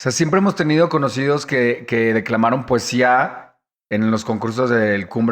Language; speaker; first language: Spanish; native; Spanish